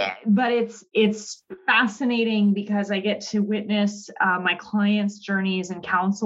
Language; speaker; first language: English; native; English